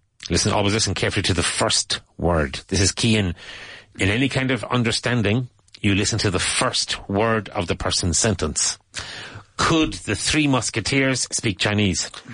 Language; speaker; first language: English; native; English